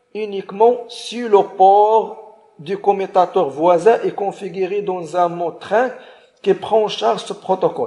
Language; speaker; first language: French; non-native, local second language; Arabic